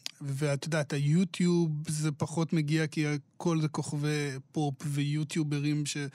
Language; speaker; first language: Hebrew; native; Hebrew